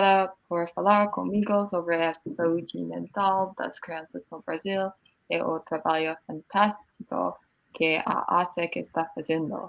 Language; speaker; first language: Portuguese; non-native, learner; English